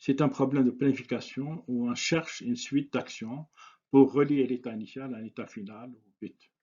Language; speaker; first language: French; non-native, local second language; Arabic